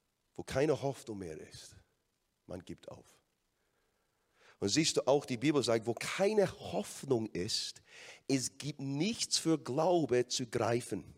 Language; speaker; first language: German; non-native, fluent; English